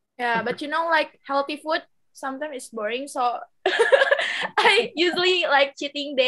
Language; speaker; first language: English; non-native, local second language; Indonesian